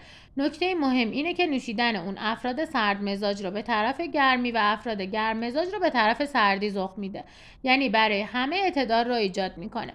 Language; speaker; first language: Persian; native; Persian